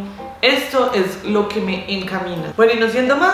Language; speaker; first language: Spanish; native; Spanish